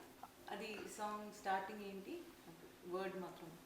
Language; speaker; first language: Telugu; non-native, learner; Tamil